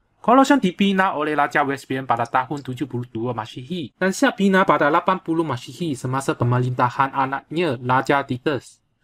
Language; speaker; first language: Malay; non-native, local second language; Chinese